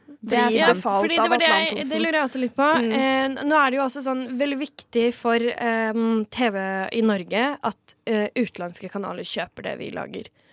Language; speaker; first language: Norwegian; native; Norwegian